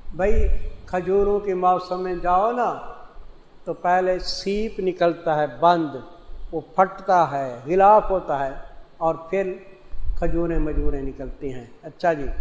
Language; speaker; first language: Urdu; non-native, local second language; Punjabi